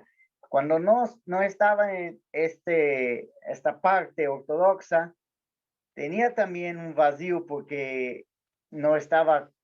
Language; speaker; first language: Spanish; non-native, fluent; Portuguese